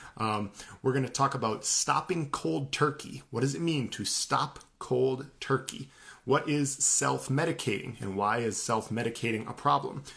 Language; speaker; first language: English; native; English